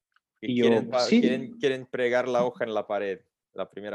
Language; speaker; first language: Spanish; non-native, learner; Portuguese